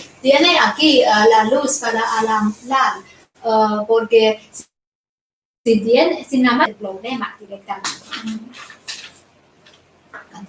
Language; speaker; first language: Spanish; non-native, fluent; Chinese